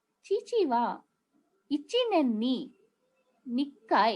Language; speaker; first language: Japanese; non-native, fluent; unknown